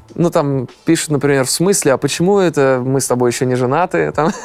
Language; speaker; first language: Russian; native; Russian